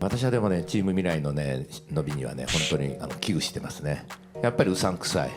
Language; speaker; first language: Japanese; native; Japanese